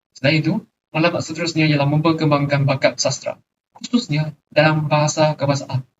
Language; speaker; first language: Malay; non-native, local second language; Chinese